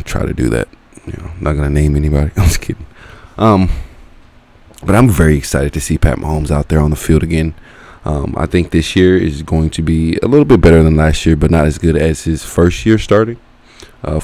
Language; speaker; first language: English; native; English